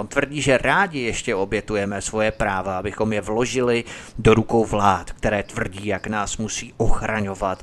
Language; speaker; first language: Czech; native; Czech